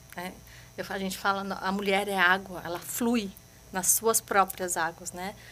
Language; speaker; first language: Portuguese; early bilingual, other home language; Arabic